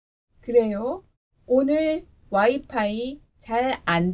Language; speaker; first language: Korean; non-native, learner; English